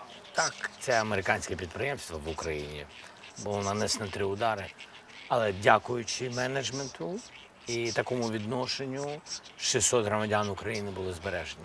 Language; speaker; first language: Ukrainian; non-native, local second language; Russian